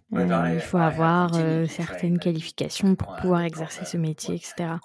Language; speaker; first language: French; non-native, fluent; Swedish